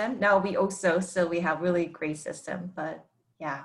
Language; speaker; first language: English; non-native, fluent; Korean